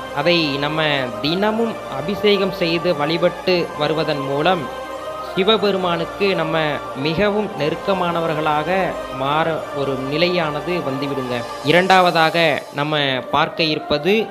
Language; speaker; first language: Tamil; native; Tamil